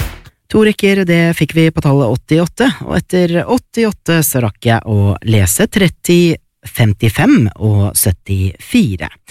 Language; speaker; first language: Norwegian; native; Norwegian